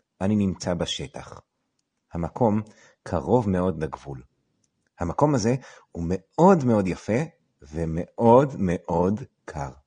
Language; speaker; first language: Hebrew; native; Hebrew